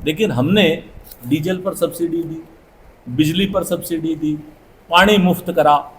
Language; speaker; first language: Hindi; native; Hindi